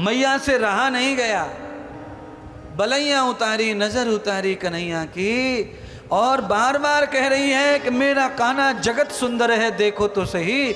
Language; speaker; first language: Hindi; native; Hindi